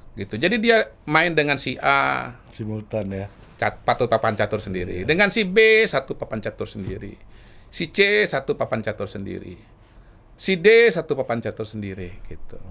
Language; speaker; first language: Indonesian; native; Indonesian